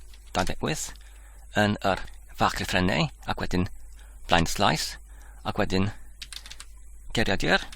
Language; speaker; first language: Welsh; non-native, learner; English